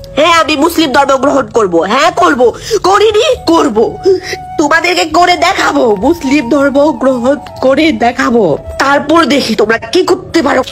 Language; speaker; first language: Bangla; non-native, local second language; Chakma